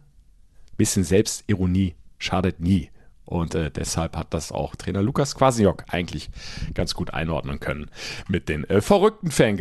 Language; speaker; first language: German; native; German